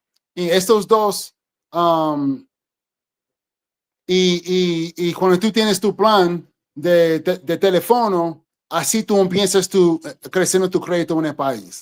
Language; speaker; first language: Spanish; non-native, fluent; English